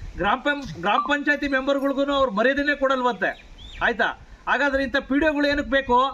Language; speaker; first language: Kannada; native; Kannada